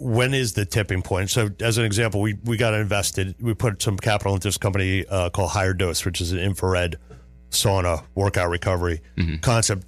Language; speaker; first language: English; native; English